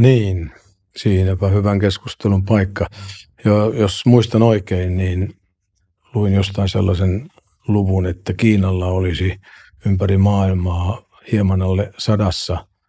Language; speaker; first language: Finnish; native; Finnish